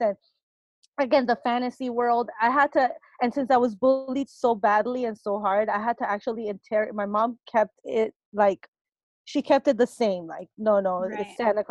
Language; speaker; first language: English; early bilingual, other home language; Spanish